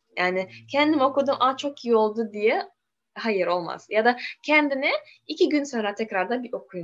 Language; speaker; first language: Turkish; non-native, learner; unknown